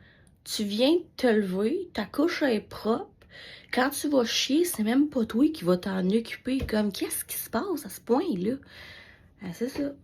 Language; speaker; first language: French; native; French